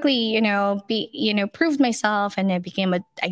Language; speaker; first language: English; non-native, local second language; Filipino